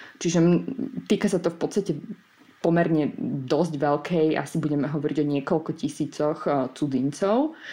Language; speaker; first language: Slovak; native; Slovak